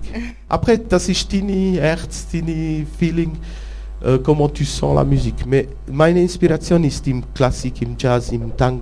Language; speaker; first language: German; non-native, local second language; French